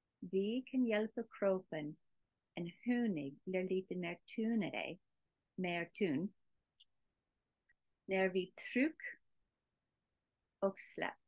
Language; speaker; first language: Swedish; non-native, learner; English